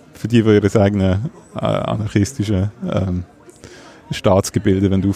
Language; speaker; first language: German; native; German